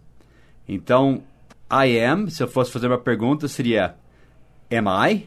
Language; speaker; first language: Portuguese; non-native, fluent; English